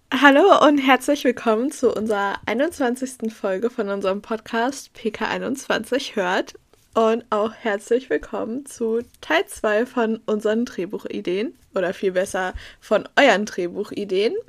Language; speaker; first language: German; native; German